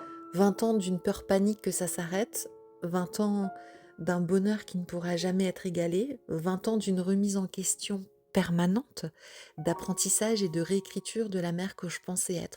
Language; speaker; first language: French; native; French